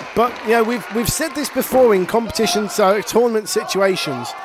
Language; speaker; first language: English; native; English